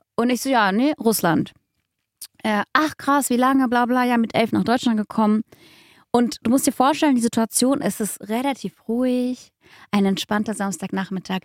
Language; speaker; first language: German; early bilingual, other home language; Russian